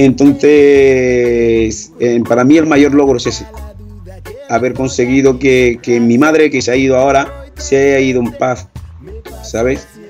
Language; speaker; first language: Spanish; early bilingual, other home language; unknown